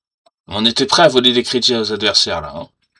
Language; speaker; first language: French; native; French